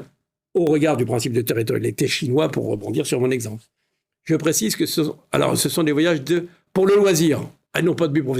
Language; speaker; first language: French; native; French